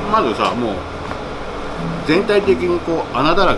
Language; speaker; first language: Japanese; native; Japanese